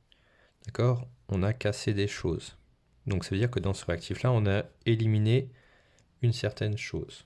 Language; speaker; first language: French; native; French